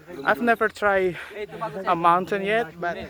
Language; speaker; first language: English; non-native, learner; Indonesian